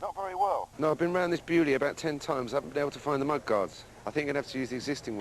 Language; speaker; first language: English; native; English